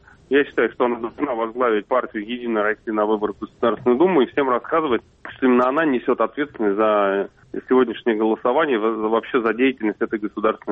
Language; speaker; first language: Russian; native; Russian